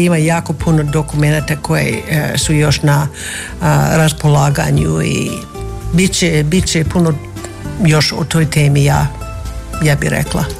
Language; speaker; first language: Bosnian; non-native, fluent; English